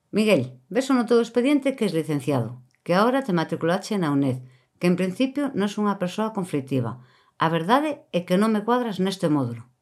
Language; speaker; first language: Galician; native; Galician